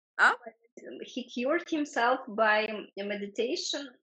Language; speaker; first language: English; non-native, fluent; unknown